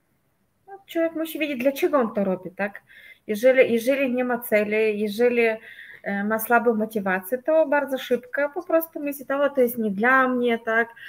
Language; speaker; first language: Polish; non-native, fluent; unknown